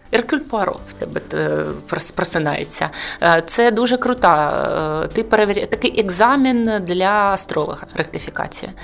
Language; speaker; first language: Ukrainian; non-native, local second language; Russian